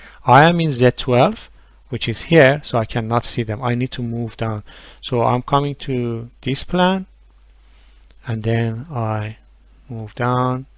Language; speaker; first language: English; non-native, fluent; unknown